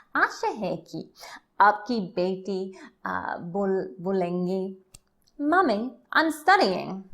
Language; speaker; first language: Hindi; non-native, learner; English